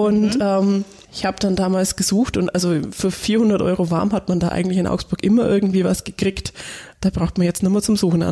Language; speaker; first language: German; native; German